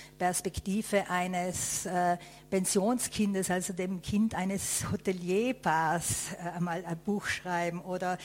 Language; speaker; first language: German; native; German